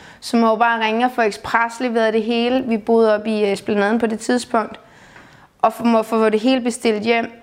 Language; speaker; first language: Danish; native; Danish